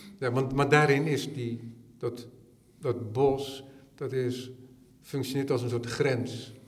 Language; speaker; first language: Dutch; native; Dutch